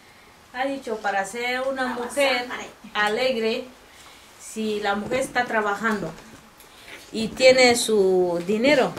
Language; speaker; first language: Spanish; non-native, fluent; Bambara